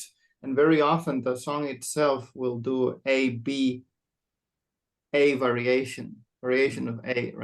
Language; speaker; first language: English; non-native, fluent; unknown